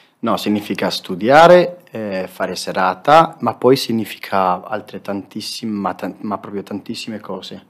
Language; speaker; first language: Italian; non-native, fluent; Spanish